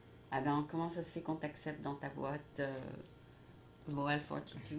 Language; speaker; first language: French; native; French